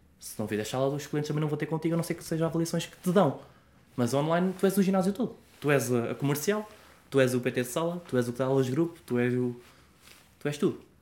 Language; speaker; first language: Portuguese; native; Portuguese